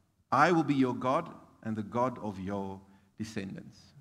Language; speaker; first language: English; non-native, local second language; Afrikaans